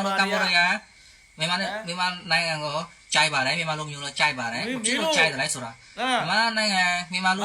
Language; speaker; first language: Burmese; non-native, learner; Khmer